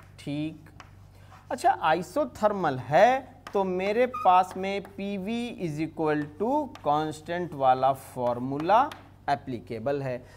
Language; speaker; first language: Hindi; native; Hindi